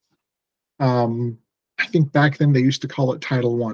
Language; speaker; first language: English; early bilingual, other home language; Persian